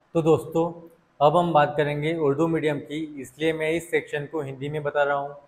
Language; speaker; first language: Hindi; non-native, local second language; Marathi